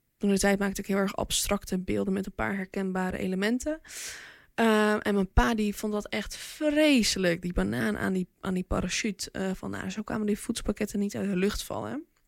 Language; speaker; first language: Dutch; early bilingual, other home language; Bosnian